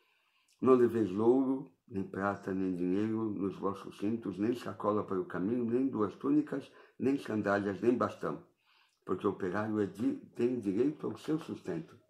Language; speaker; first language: Portuguese; native; Portuguese